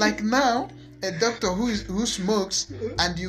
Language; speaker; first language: English; non-native, local second language; Igbo